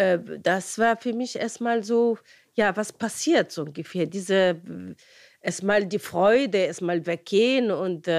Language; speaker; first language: German; non-native, fluent; Arabic